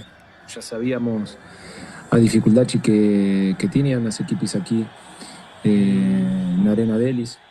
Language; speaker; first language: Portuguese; non-native, fluent; Spanish